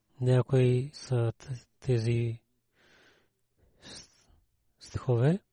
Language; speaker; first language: Bulgarian; non-native, learner; Urdu